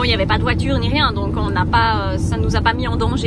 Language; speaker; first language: French; native; French